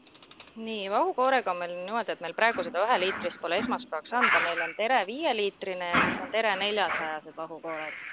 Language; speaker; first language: Estonian; native; Estonian